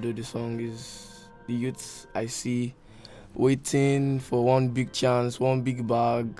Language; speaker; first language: English; non-native, local second language; Igbo